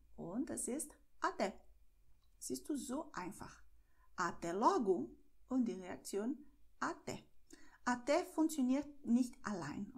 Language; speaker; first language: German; non-native, fluent; Portuguese